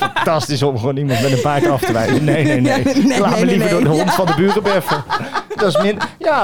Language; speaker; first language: Dutch; native; Dutch